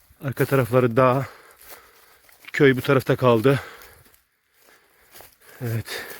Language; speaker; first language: Turkish; native; Turkish